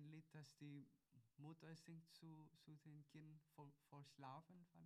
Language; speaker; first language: German; early bilingual, other home language; Chinese